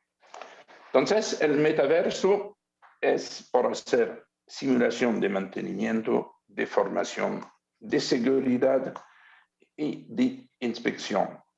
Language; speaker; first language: Spanish; non-native, learner; French